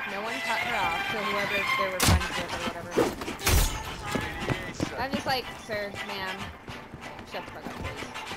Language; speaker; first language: English; native; English